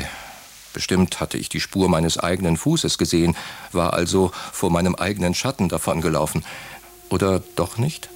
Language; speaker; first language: German; native; German